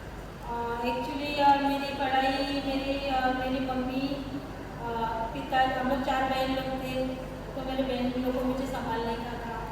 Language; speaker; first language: Hindi; non-native, local second language; Marathi